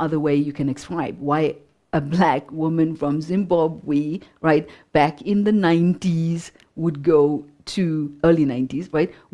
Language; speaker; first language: English; non-native, local second language; Shona